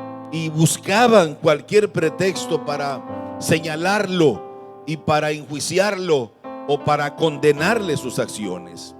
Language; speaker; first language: Spanish; native; Spanish